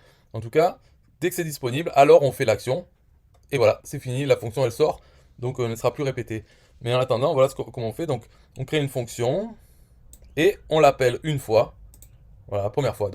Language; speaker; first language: French; native; French